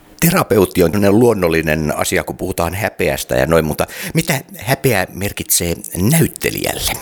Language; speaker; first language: Finnish; native; Finnish